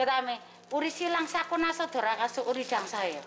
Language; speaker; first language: Korean; non-native, learner; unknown